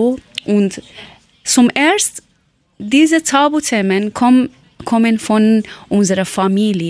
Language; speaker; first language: German; non-native, learner; Persian